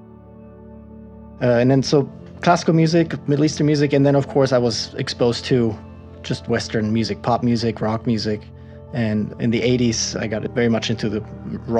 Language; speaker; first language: English; non-native, fluent; German